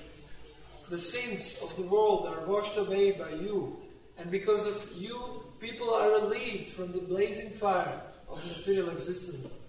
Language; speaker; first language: English; non-native, local second language; Tamil